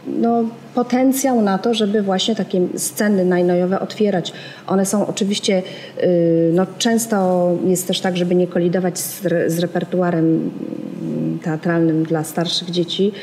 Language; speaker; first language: Polish; native; Polish